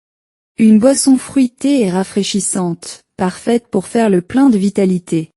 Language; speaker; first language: French; non-native, learner; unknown